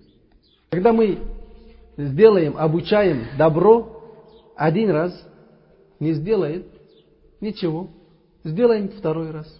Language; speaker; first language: Russian; non-native, learner; Uzbek